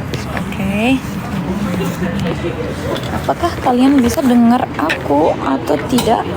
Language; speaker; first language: Indonesian; non-native, learner; Turkish